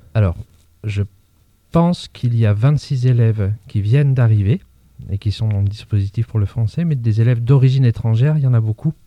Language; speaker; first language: French; native; French